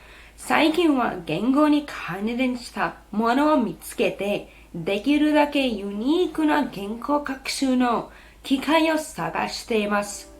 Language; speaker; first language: Japanese; non-native, fluent; English